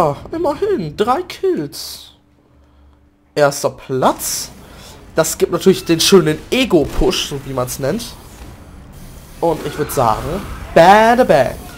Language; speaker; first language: German; native; German